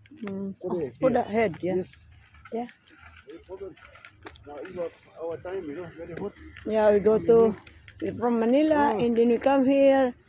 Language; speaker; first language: English; non-native, learner; Filipino